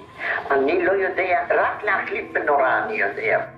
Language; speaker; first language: Hebrew; non-native, fluent; Polish